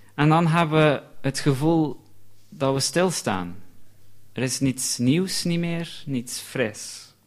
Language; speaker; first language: Dutch; non-native, fluent; English